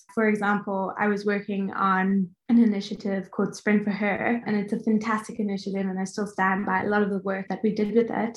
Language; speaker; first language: English; native; English